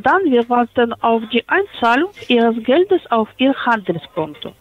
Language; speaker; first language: German; non-native, fluent; Polish